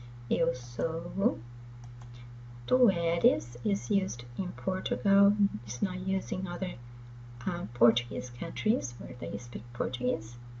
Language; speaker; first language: English; non-native, fluent; Portuguese